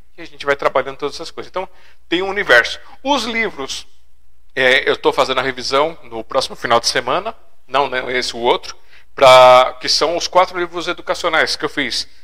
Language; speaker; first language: Portuguese; native; Portuguese